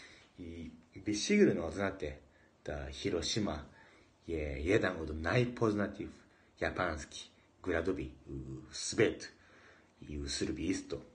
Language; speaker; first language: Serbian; non-native, learner; Japanese